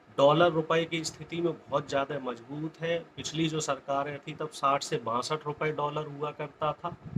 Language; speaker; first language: Hindi; native; Hindi